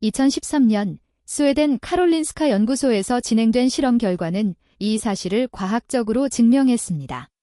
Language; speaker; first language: Korean; native; Korean